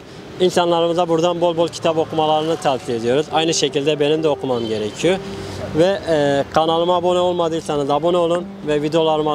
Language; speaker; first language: Turkish; native; Turkish